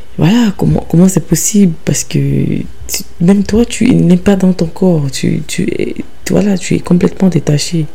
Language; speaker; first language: French; early bilingual, other home language; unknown